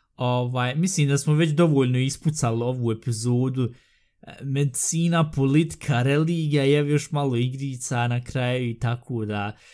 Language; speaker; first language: Bosnian; early bilingual, heritage; Bosnian